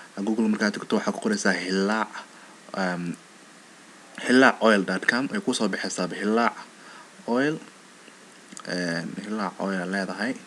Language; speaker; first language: Somali; early bilingual, heritage; Somali